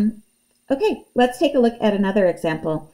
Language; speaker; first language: English; native; English